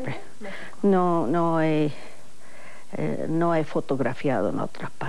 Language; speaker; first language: Spanish; non-native, fluent; English